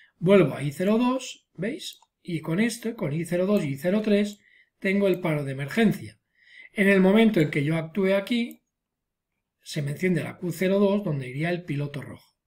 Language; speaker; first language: Spanish; non-native, local second language; Catalan